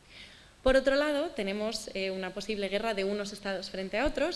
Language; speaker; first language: Spanish; native; Spanish